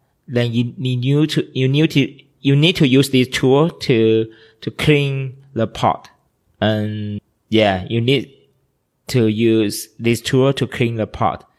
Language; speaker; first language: English; non-native, learner; Chinese